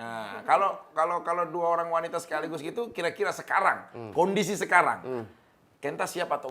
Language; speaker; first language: Indonesian; native; Indonesian